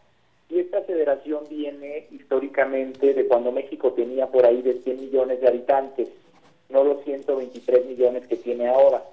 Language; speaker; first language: Spanish; native; Spanish